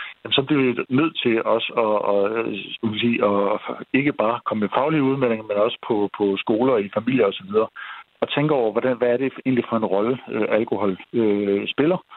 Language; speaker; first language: Danish; native; Danish